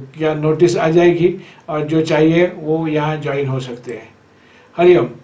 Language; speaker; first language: Hindi; non-native, local second language; Marathi